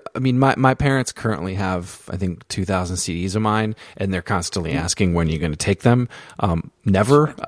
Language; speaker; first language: English; native; English